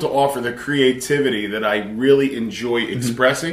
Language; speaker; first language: English; native; English